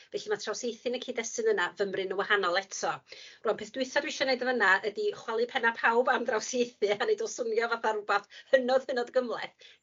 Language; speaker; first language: Welsh; native; Welsh